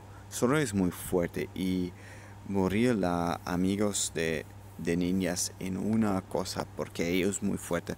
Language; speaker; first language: Spanish; non-native, learner; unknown